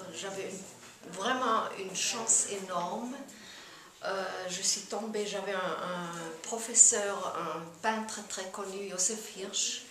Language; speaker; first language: French; non-native, fluent; German